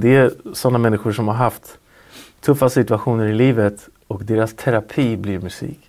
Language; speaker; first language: Swedish; native; Swedish